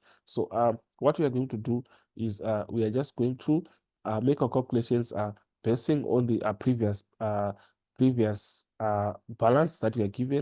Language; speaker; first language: English; non-native, local second language; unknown